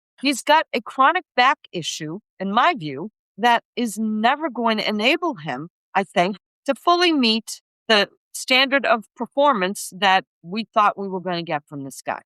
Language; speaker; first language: English; native; English